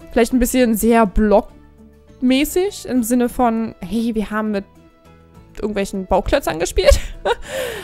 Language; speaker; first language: German; native; German